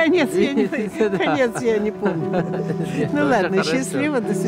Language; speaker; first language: Russian; native; Russian